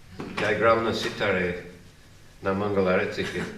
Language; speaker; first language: Russian; non-native, fluent; English